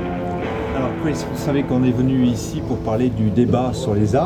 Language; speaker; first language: French; native; French